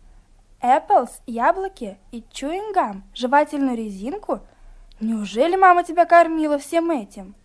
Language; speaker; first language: Russian; native; Russian